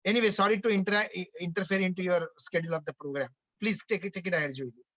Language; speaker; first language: English; non-native, local second language; Marathi